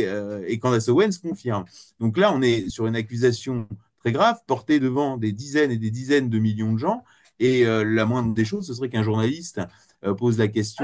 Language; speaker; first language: French; native; French